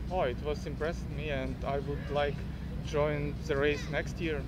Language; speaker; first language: English; non-native, learner; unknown